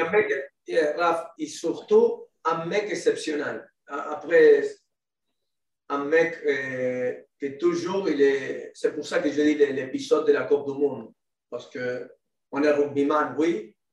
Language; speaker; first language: French; non-native, learner; Spanish